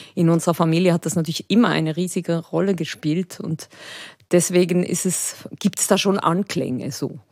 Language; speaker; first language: German; early bilingual, other home language; Spanish